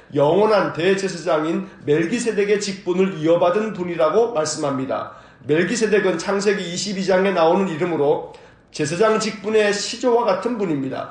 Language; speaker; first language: Korean; native; Korean